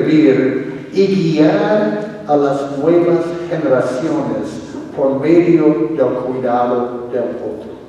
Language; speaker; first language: Spanish; non-native, fluent; English